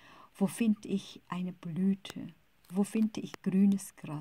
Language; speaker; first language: German; non-native, fluent; Korean